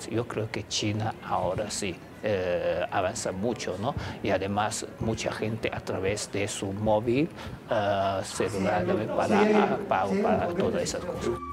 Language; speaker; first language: Spanish; non-native, fluent; Chinese